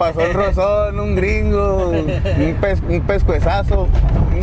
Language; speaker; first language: Spanish; native; Spanish